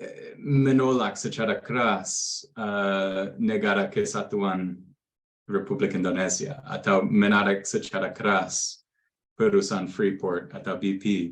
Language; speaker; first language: Indonesian; non-native, fluent; English